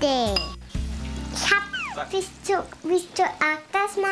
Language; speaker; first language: German; non-native, learner; Korean